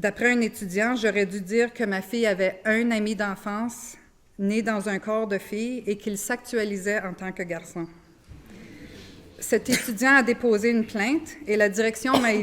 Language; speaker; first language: French; native; French